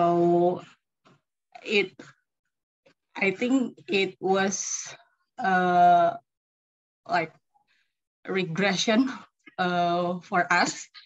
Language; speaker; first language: English; non-native, learner; Indonesian